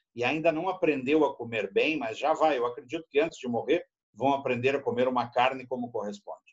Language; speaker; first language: Portuguese; native; Portuguese